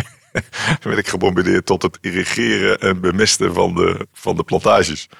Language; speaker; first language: Dutch; native; Dutch